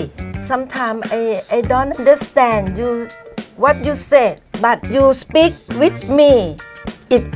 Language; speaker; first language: English; non-native, learner; Thai